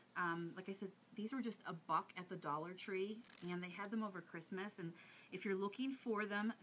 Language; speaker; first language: English; native; English